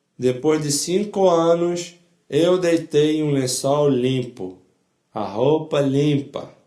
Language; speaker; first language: Portuguese; non-native, fluent; Polish